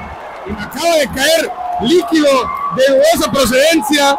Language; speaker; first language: Spanish; native; Spanish